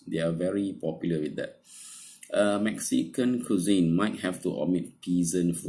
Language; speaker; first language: English; non-native, local second language; Malay